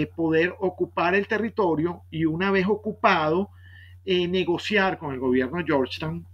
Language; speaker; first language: Spanish; native; Spanish